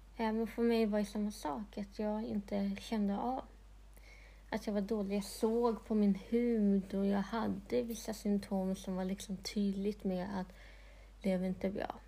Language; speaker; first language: Swedish; non-native, local second language; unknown